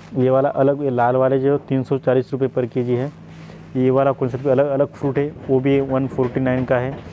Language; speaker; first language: Hindi; non-native, local second language; Marathi